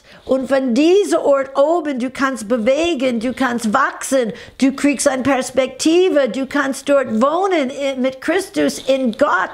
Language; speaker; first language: German; non-native, fluent; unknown